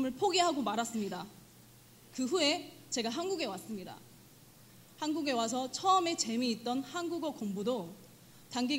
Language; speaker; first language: Korean; non-native, fluent; Chinese